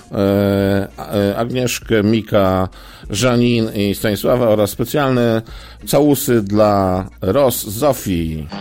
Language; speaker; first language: Polish; native; Polish